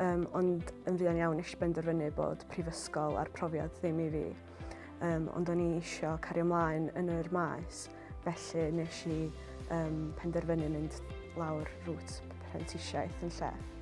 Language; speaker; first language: Welsh; native; Welsh